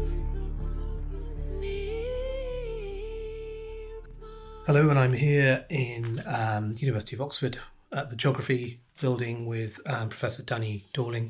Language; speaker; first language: English; native; English